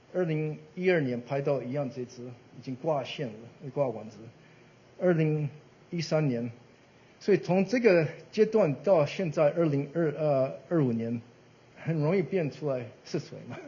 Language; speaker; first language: Chinese; early bilingual, heritage; Chinese